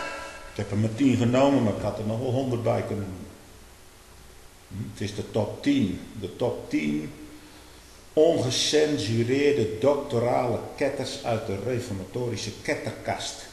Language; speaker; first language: Dutch; native; Dutch